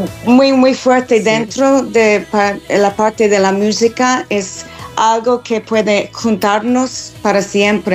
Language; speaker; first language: Spanish; non-native, fluent; English